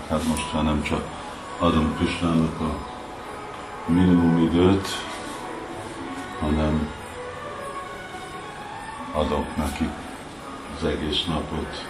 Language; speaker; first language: Hungarian; early bilingual, heritage; Hungarian